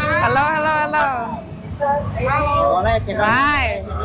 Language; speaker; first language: English; non-native, learner; Lithuanian